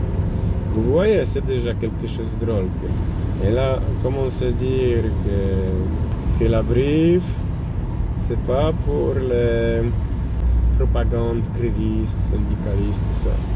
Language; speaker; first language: French; non-native, learner; Polish